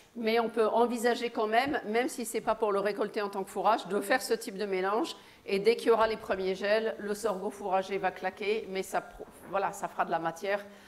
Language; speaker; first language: French; native; French